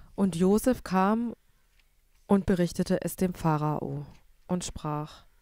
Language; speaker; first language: German; native; German